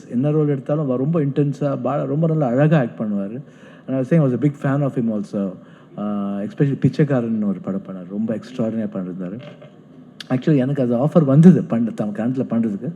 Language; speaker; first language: Tamil; non-native, fluent; Kannada